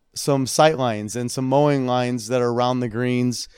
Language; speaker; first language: English; native; English